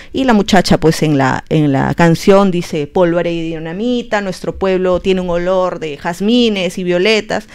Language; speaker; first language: Spanish; native; Spanish